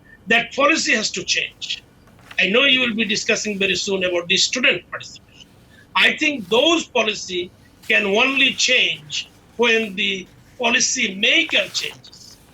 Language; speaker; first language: English; non-native, local second language; Bangla